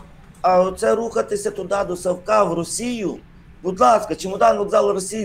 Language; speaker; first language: Ukrainian; native; Ukrainian